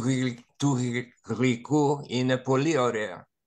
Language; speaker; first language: Greek; non-native, learner; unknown